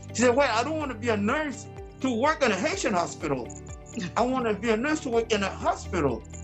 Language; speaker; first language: English; early bilingual, other home language; French